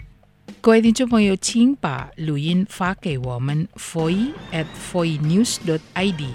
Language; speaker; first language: Chinese; non-native, fluent; Indonesian